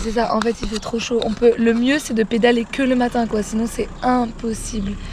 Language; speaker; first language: French; native; French